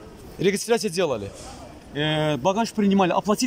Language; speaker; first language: Russian; non-native, learner; Azerbaijani